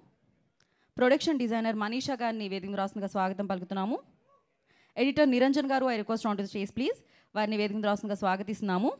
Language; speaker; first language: Telugu; native; Telugu